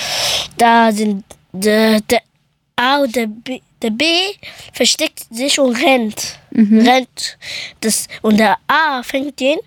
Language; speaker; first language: German; early bilingual, other home language; Persian